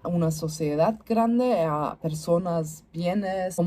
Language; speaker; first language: Spanish; non-native, learner; German